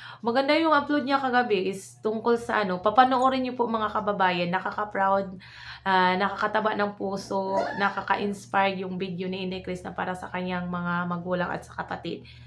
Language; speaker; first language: Filipino; non-native, local second language; Waray